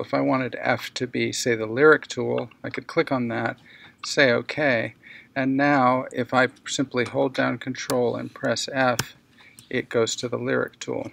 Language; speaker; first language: English; native; English